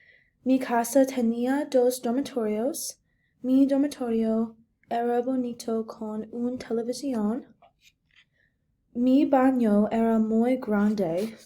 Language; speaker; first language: Spanish; non-native, learner; English